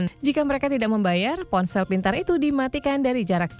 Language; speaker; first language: Indonesian; native; Indonesian